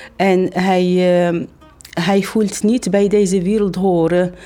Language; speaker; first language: Dutch; non-native, fluent; Arabic